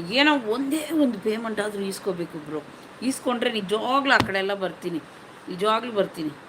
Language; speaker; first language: Kannada; non-native, local second language; Tamil